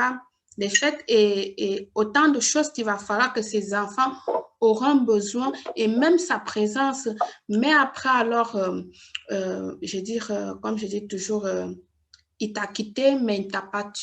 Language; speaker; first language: French; native; French